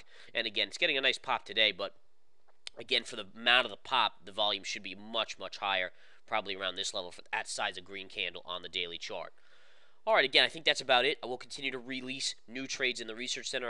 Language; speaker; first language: English; native; English